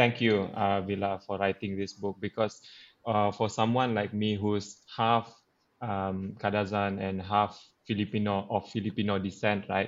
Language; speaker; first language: English; non-native, local second language; Malay